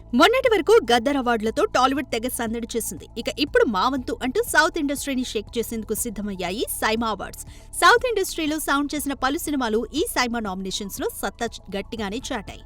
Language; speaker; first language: Telugu; native; Telugu